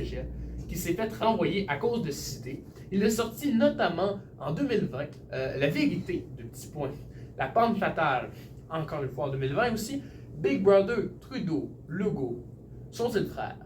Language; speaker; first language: French; native; French